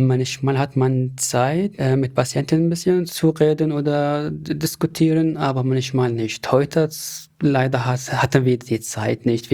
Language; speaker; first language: German; non-native, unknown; Arabic